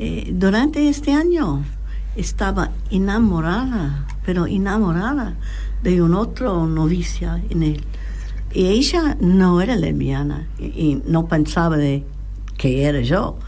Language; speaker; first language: Spanish; non-native, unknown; English